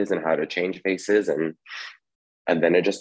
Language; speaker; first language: English; native; English